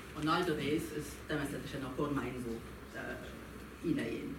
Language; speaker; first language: Hungarian; non-native, fluent; French